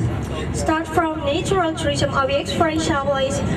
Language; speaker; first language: English; non-native, learner; Indonesian